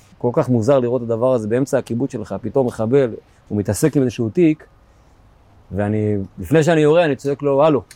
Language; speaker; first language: Hebrew; native; Hebrew